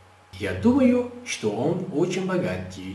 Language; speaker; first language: Russian; non-native, learner; Portuguese